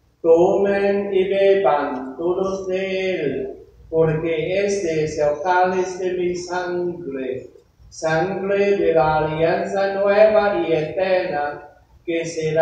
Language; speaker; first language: Spanish; non-native, learner; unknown